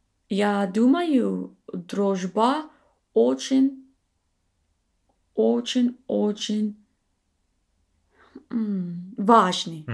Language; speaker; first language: Russian; non-native, learner; English